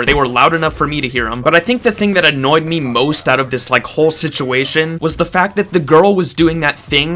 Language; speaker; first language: English; native; English